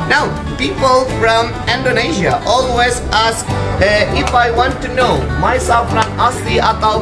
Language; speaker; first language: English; non-native, learner; Turkish